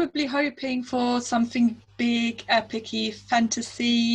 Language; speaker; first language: English; non-native, fluent; German